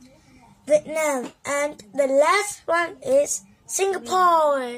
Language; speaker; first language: English; non-native, learner; Vietnamese